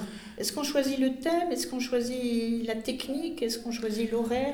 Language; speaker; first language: French; native; French